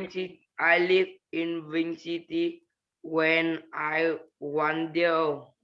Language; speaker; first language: English; non-native, learner; Vietnamese